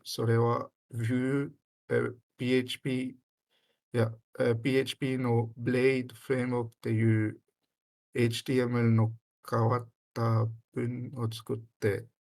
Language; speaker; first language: Japanese; non-native, learner; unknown